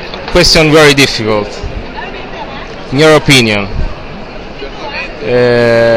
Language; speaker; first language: English; non-native, learner; Italian